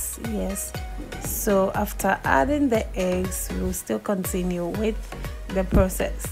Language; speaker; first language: English; non-native, local second language; Akan